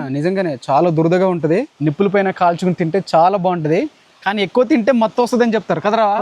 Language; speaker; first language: Telugu; non-native, local second language; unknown